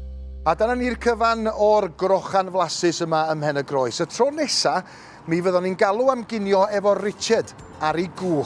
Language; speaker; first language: Welsh; native; Welsh